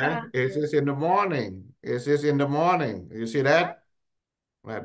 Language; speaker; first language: English; non-native, local second language; Indonesian